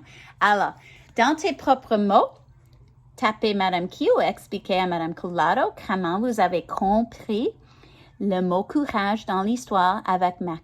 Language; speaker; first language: French; non-native, learner; English